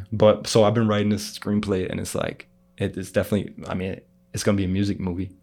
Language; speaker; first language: English; early bilingual, other home language; Greek